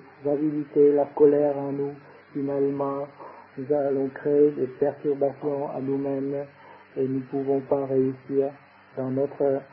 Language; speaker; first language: French; non-native, fluent; Vietnamese